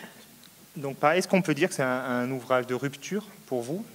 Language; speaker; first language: French; native; French